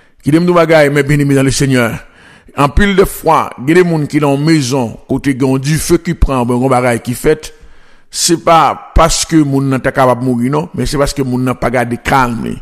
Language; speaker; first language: French; non-native, local second language; Haitian Creole